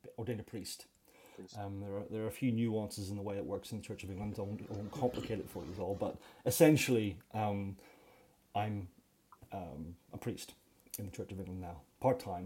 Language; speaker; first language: English; native; English